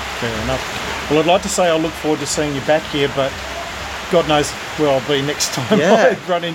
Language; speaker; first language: English; native; English